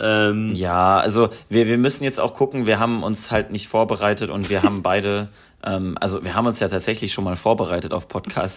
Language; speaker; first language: German; native; German